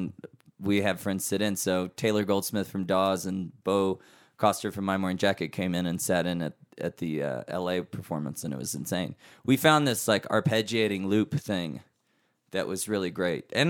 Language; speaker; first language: English; native; English